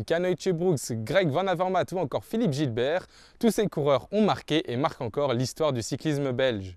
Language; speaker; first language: French; native; French